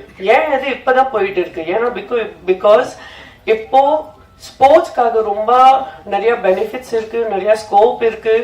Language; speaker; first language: Tamil; non-native, learner; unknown